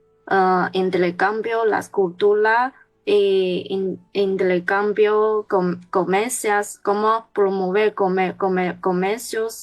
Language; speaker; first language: Spanish; non-native, learner; Chinese